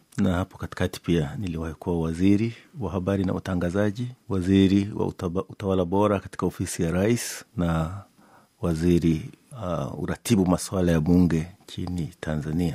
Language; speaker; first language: Swahili; non-native, local second language; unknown